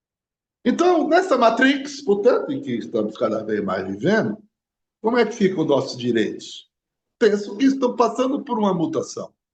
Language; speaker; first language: Portuguese; native; Portuguese